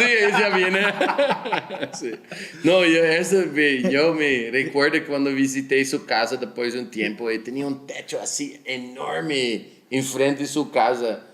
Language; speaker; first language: Spanish; non-native, fluent; Portuguese